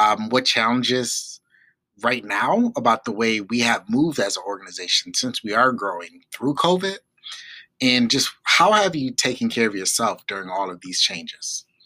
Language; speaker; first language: English; native; English